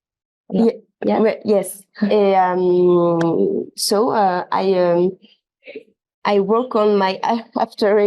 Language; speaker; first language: English; non-native, learner; French